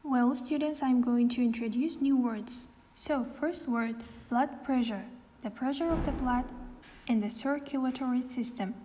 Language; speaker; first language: English; non-native, fluent; Kazakh